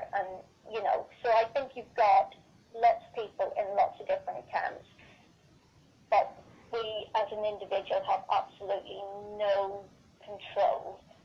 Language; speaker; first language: English; native; English